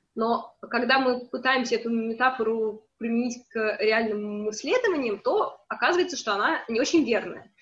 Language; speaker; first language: Russian; native; Russian